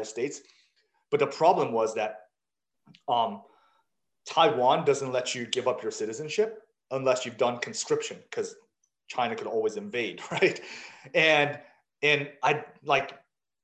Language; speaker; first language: English; early bilingual, other home language; Chinese